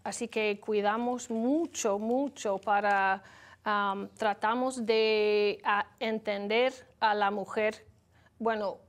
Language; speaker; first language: Spanish; non-native, learner; English